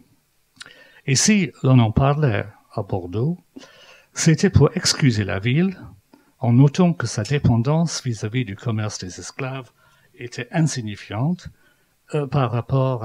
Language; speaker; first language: French; non-native, fluent; English